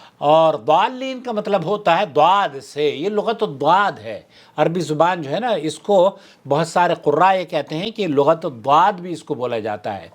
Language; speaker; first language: Urdu; native; Urdu